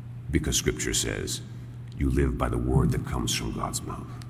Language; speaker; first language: English; early bilingual, other home language; Spanish